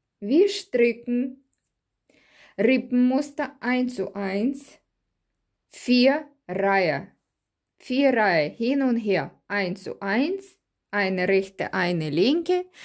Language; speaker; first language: German; non-native, learner; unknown